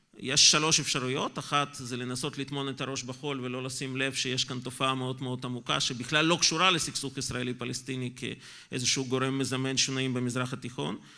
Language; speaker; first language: Hebrew; non-native, fluent; Russian